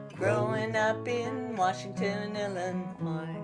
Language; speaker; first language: English; native; English